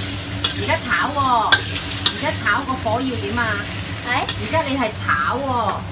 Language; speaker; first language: Cantonese; native; Cantonese